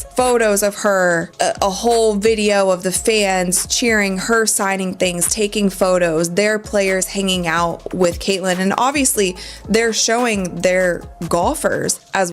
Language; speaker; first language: English; native; English